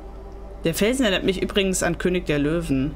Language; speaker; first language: German; native; German